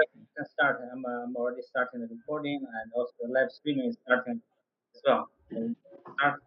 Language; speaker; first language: English; non-native, fluent; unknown